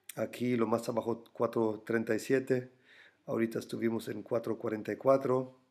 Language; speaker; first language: Spanish; non-native, fluent; German